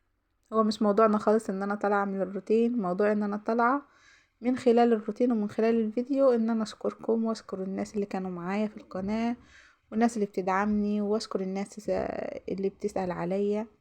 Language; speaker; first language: Arabic; native; Arabic